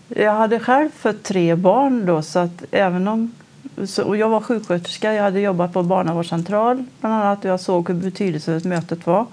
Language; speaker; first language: Swedish; native; Swedish